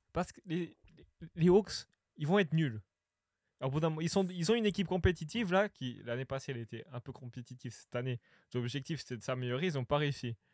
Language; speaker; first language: French; native; French